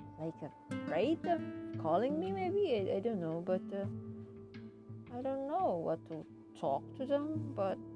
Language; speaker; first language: English; non-native, learner; Indonesian